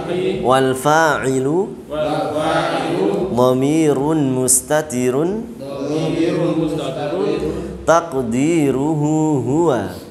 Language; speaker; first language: Arabic; non-native, fluent; Indonesian